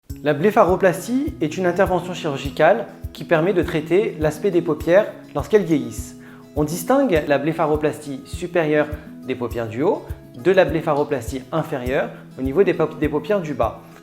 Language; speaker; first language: French; native; French